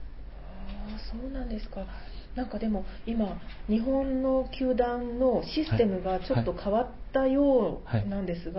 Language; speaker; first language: Japanese; native; Japanese